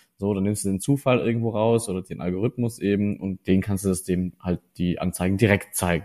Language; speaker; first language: German; native; German